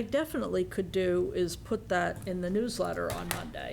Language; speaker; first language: English; native; English